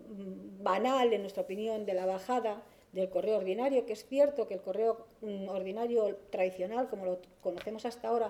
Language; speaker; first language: Spanish; native; Spanish